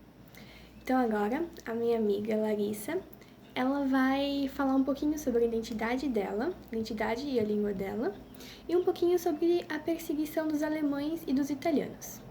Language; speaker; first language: Portuguese; non-native, local second language; German